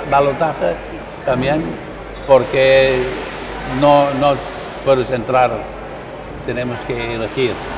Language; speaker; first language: Spanish; non-native, learner; Dutch